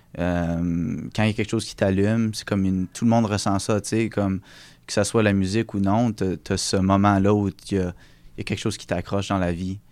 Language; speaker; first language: French; native; French